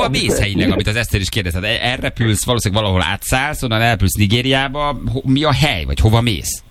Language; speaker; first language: Hungarian; native; Hungarian